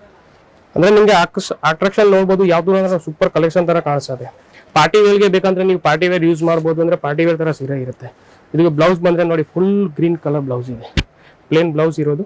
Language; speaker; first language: Kannada; non-native, fluent; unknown